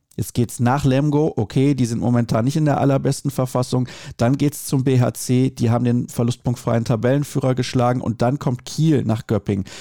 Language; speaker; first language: German; native; German